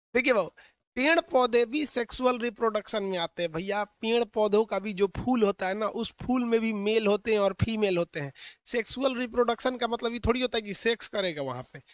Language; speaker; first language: Hindi; native; Hindi